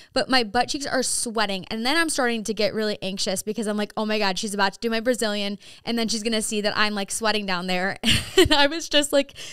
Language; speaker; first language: English; native; English